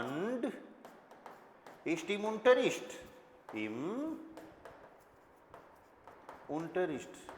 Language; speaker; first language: German; non-native, fluent; Hindi